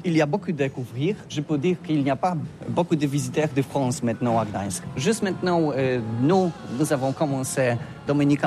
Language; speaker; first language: French; non-native, learner; Polish